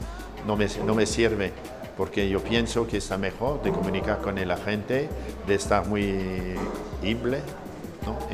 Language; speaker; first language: Spanish; non-native, fluent; French